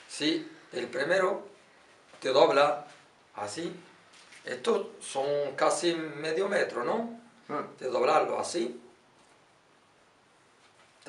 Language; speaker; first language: Spanish; non-native, learner; Arabic